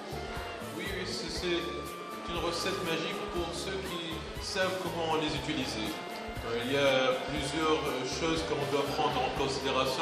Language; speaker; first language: French; non-native, local second language; Arabic